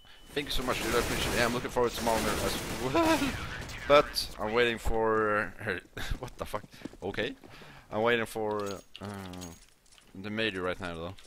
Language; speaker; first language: English; non-native, fluent; Swedish